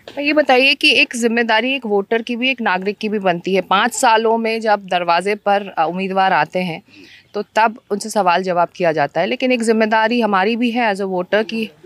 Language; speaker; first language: Hindi; native; Hindi